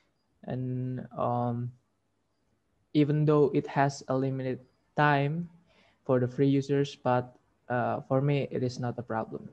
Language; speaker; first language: English; non-native, learner; Indonesian